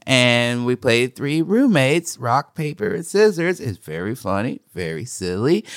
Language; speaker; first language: English; native; English